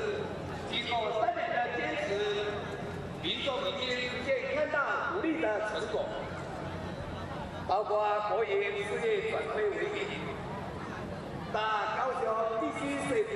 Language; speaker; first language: Chinese; native; Chinese